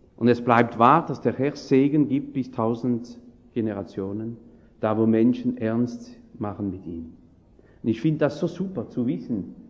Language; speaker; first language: German; non-native, fluent; French